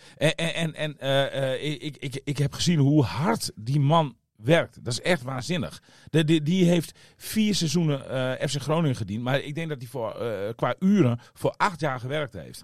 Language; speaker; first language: Dutch; native; Dutch